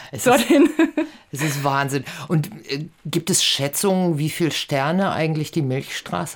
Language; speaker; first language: German; native; German